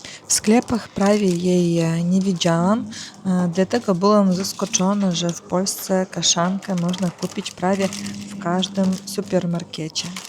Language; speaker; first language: Polish; non-native, learner; Ukrainian